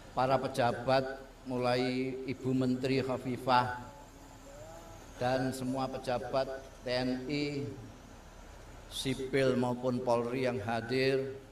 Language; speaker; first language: Indonesian; non-native, local second language; Javanese